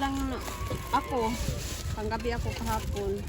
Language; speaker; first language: Filipino; non-native, local second language; Cebuano